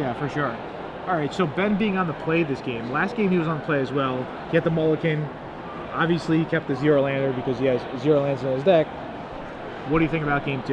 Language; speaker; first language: English; native; English